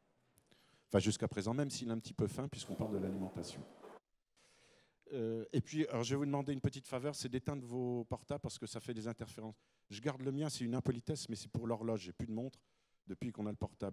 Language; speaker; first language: French; native; French